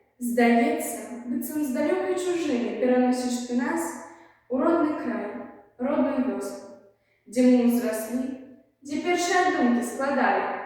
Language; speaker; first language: Belarusian; native; Belarusian